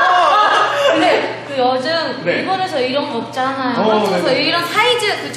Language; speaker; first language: Korean; non-native, learner; Japanese